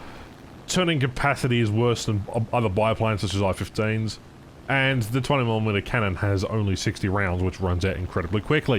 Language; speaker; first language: English; native; English